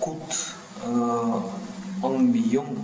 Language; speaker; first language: French; non-native, learner; Russian